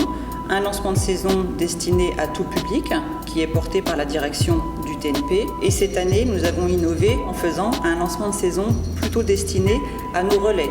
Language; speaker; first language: French; native; French